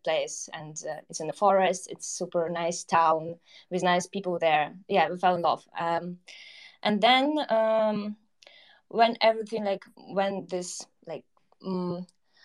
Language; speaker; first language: English; non-native, fluent; Ukrainian